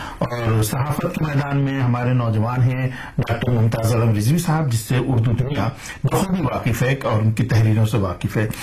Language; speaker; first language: Urdu; native; Urdu